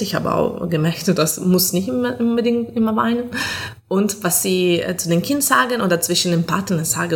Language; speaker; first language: German; non-native, fluent; Italian